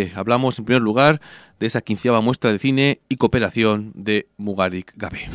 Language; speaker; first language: Spanish; native; Spanish